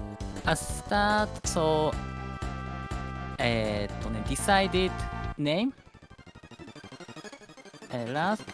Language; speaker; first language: English; non-native, learner; Japanese